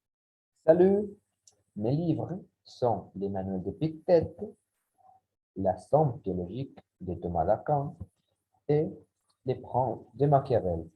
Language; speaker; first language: French; non-native, learner; Spanish